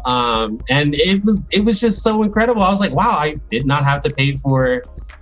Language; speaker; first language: English; native; English